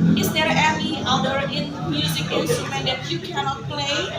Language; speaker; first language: English; non-native, fluent; Indonesian